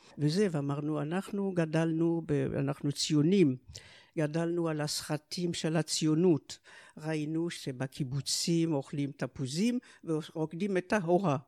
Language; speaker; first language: Hebrew; non-native, fluent; French